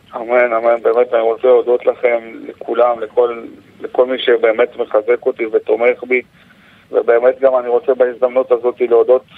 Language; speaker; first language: Hebrew; native; Hebrew